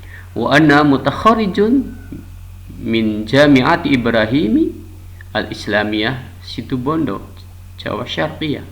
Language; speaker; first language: Arabic; non-native, fluent; Indonesian